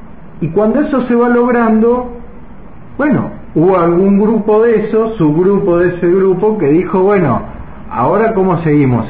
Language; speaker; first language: Spanish; native; Spanish